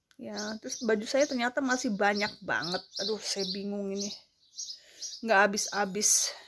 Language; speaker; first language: Indonesian; native; Indonesian